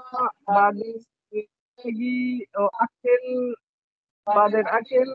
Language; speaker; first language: Arabic; non-native, learner; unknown